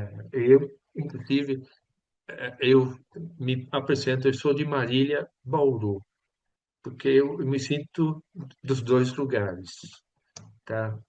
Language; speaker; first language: Portuguese; non-native, fluent; Swedish